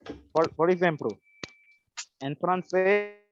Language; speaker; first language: Portuguese; non-native, learner; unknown